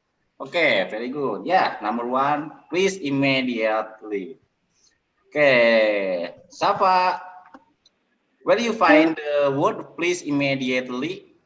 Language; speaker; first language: English; non-native, learner; Indonesian